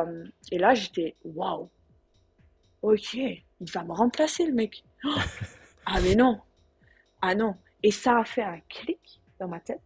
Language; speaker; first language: French; non-native, learner; Dutch